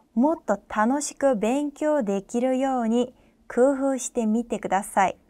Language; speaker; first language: Japanese; non-native, fluent; Korean